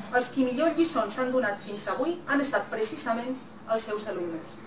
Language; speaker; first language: Catalan; non-native, local second language; Spanish